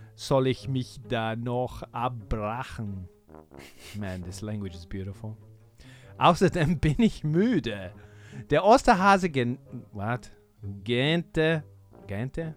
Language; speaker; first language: German; non-native, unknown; English